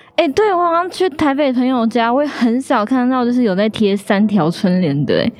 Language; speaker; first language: Chinese; native; Chinese